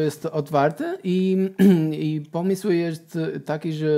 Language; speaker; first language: Polish; non-native, learner; Portuguese